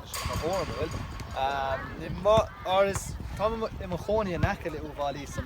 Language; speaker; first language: Irish; non-native, local second language; English